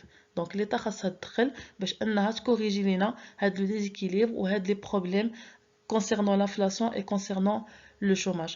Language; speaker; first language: French; non-native, local second language; Arabic